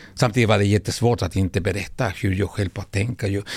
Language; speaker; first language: Swedish; non-native, fluent; Spanish